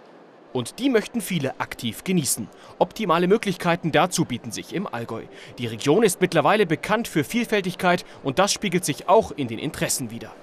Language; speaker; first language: German; native; German